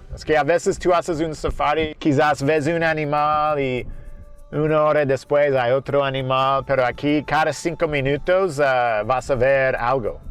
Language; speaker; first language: Spanish; non-native, fluent; English